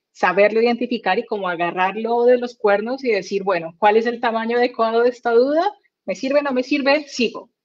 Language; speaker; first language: Spanish; native; Spanish